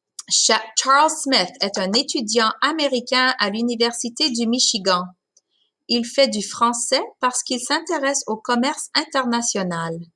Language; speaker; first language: French; non-native, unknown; English